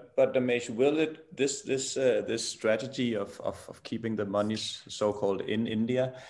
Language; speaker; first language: English; non-native, fluent; Danish